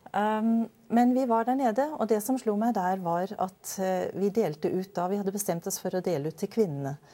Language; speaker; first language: Norwegian; early bilingual, other home language; Danish